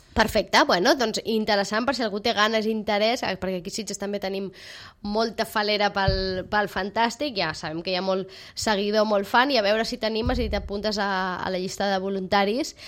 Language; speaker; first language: Catalan; native; Catalan